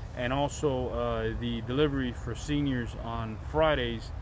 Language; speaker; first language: English; early bilingual, other home language; Spanish